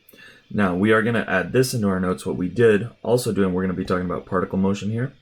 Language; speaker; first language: English; native; English